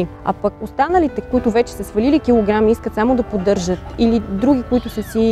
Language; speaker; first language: Bulgarian; native; Bulgarian